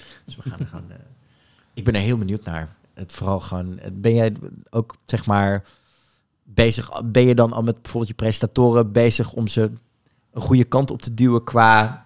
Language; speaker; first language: Dutch; native; Dutch